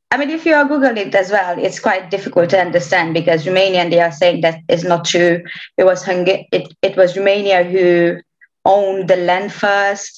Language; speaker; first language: English; non-native, fluent; Romanian